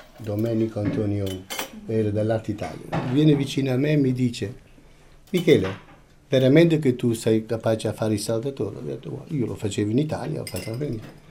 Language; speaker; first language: Italian; native; Italian